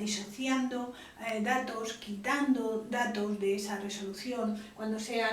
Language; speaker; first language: Spanish; native; Spanish